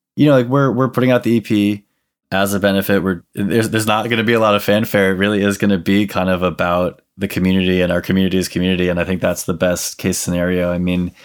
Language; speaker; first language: English; native; English